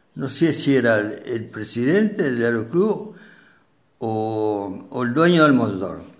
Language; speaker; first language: Spanish; native; Spanish